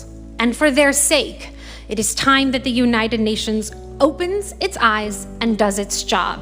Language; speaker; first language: English; early bilingual, other home language; Persian